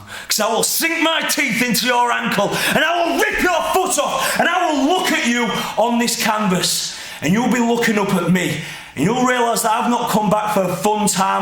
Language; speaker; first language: English; native; English